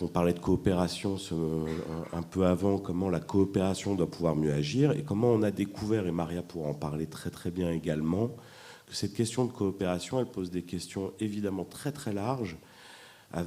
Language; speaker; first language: French; native; French